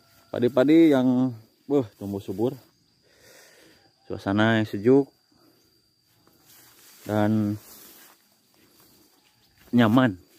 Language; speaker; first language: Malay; non-native, local second language; Sundanese